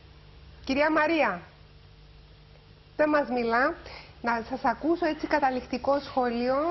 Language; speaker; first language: Greek; native; Greek